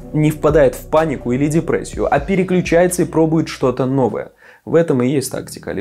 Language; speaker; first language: Russian; native; Russian